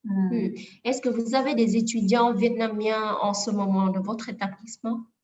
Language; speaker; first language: French; non-native, fluent; Vietnamese